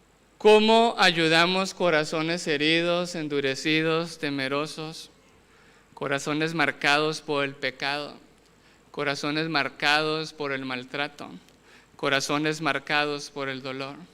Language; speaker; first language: Spanish; native; Spanish